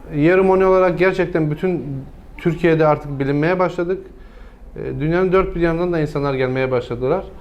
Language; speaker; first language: Turkish; native; Turkish